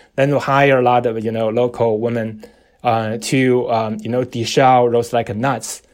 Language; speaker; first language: English; non-native, fluent; Chinese